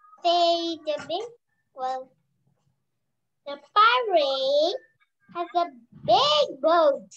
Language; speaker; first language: English; non-native, learner; Vietnamese